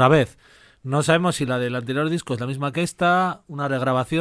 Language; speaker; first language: Spanish; native; Spanish